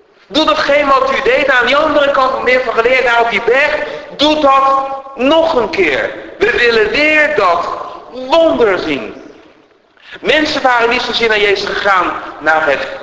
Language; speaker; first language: Dutch; native; Dutch